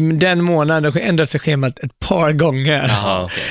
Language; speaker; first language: Swedish; native; Swedish